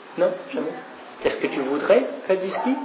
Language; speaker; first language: French; non-native, fluent; English